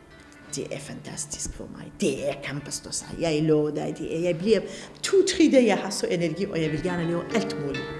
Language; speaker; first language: Danish; non-native, fluent; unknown